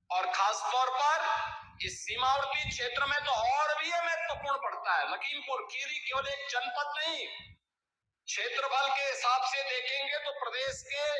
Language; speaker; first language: Hindi; native; Hindi